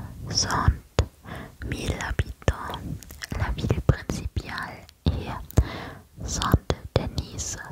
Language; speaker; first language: French; non-native, learner; German